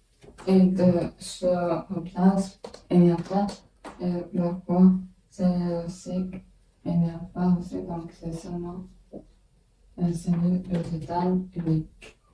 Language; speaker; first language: French; non-native, learner; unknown